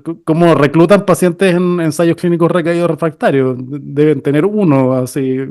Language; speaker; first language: Spanish; native; Spanish